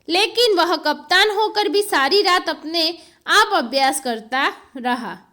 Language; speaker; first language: Hindi; non-native, local second language; Gujarati